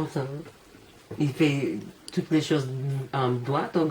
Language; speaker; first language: French; non-native, learner; English